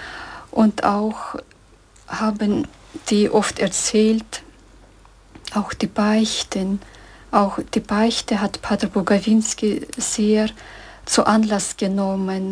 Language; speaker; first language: German; early bilingual, heritage; German